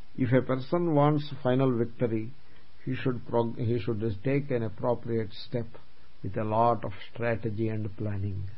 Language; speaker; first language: English; non-native, local second language; Telugu